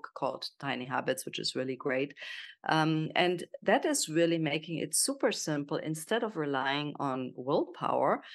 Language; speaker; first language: English; non-native, fluent; German